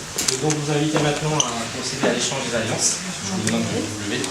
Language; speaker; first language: French; native; French